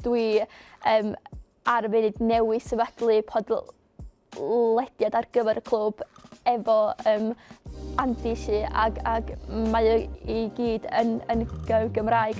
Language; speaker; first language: Welsh; native; Welsh